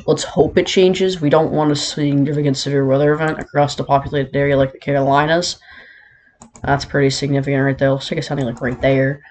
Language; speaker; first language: English; native; English